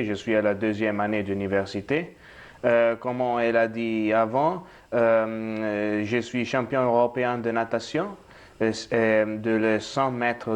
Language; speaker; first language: French; non-native, learner; Italian